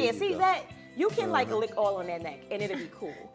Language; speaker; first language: English; native; English